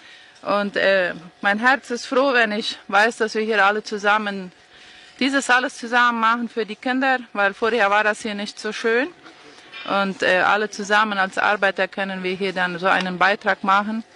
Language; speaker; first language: German; non-native, fluent; Spanish